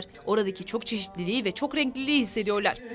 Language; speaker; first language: Turkish; native; Turkish